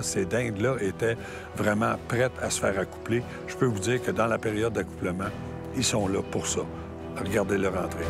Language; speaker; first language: French; native; French